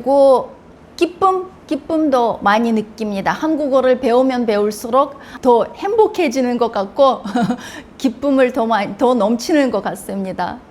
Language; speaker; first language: Korean; non-native, fluent; Russian